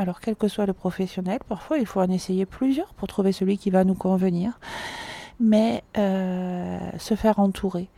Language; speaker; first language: French; native; French